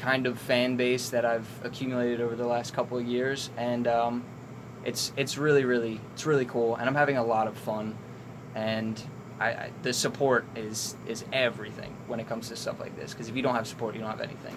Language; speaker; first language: English; native; English